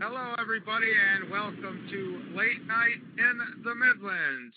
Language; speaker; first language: English; native; English